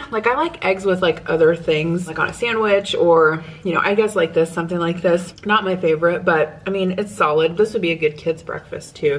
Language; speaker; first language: English; native; English